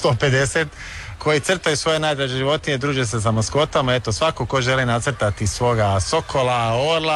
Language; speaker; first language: Serbian; native; Serbian